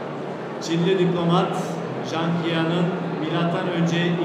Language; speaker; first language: Turkish; native; Turkish